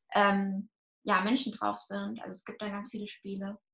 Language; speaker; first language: German; native; German